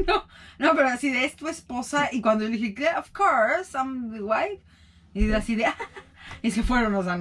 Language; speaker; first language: Spanish; native; Spanish